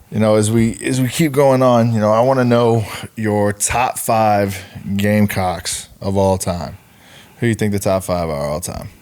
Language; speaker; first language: English; native; English